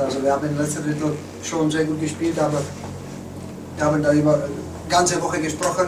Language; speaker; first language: German; non-native, fluent; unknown